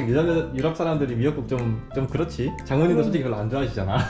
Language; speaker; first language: Korean; native; Korean